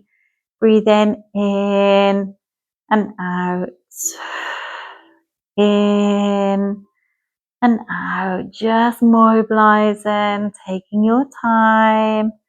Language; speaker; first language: English; native; English